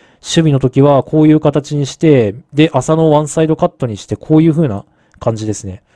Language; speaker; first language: Japanese; native; Japanese